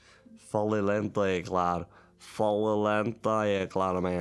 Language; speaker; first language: Portuguese; non-native, learner; French